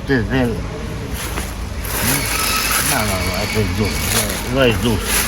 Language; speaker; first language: Spanish; non-native, learner; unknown